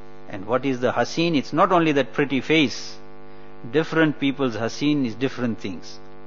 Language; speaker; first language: English; native; English